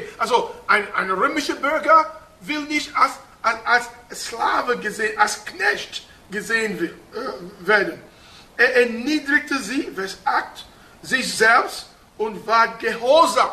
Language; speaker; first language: German; non-native, fluent; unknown